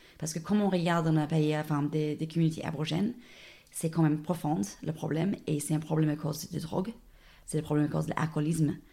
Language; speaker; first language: French; non-native, fluent; English